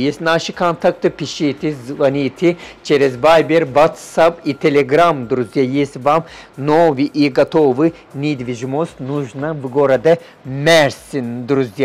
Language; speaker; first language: Russian; non-native, learner; Turkish